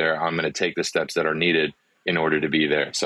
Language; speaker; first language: English; early bilingual, other home language; Afrikaans